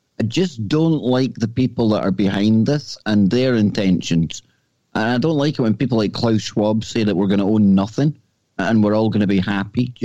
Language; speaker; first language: English; native; English